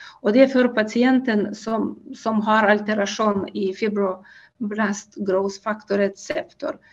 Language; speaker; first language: Swedish; non-native, fluent; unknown